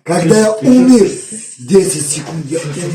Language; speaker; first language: Russian; non-native, fluent; Tajik